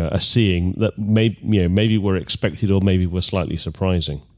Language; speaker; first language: English; native; English